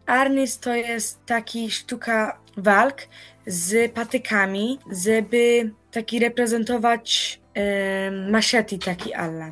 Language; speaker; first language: Polish; early bilingual, heritage; Polish